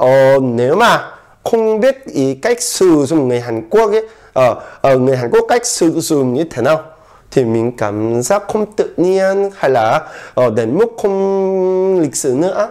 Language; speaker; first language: Vietnamese; non-native, fluent; Korean